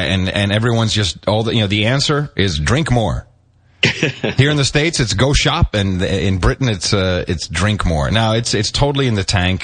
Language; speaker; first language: English; native; English